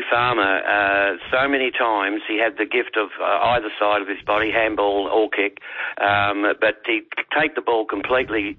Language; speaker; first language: English; native; English